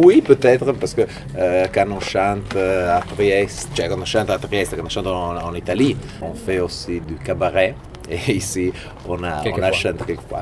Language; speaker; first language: French; non-native, fluent; Italian